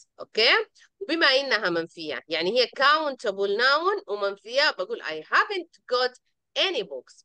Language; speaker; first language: Arabic; native; Arabic